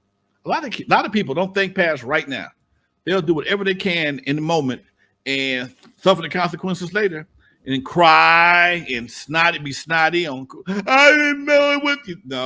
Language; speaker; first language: English; native; English